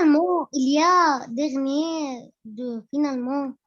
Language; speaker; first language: French; non-native, learner; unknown